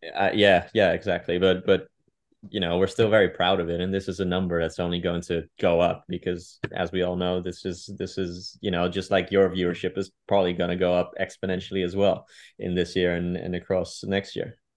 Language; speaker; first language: English; non-native, fluent; Dutch